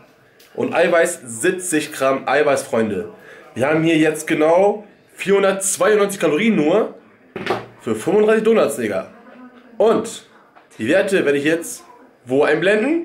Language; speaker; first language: German; native; German